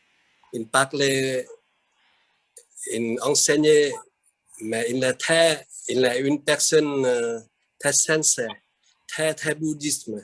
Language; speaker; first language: French; non-native, fluent; Vietnamese